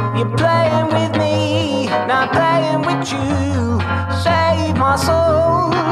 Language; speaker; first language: English; native; English